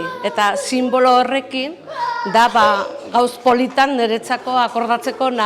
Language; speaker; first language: Basque; non-native, local second language; Spanish